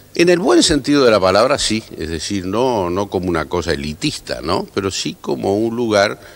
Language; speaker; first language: Spanish; native; Spanish